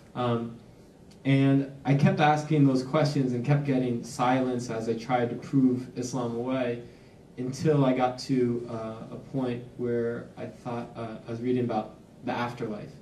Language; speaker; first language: English; native; English